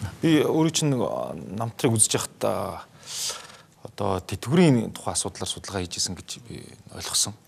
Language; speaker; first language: Mongolian; native; Mongolian